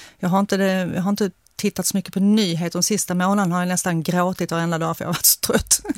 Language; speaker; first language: Swedish; early bilingual, other home language; Finnish